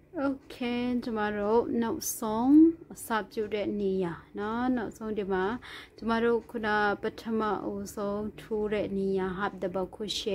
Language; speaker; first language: Burmese; non-native, local second language; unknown